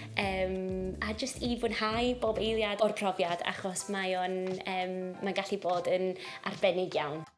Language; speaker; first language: Welsh; non-native, local second language; English